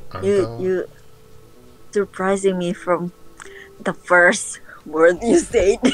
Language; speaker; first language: English; non-native, learner; Indonesian